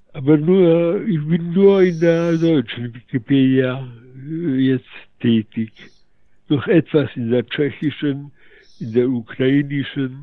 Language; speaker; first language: German; early bilingual, heritage; Polish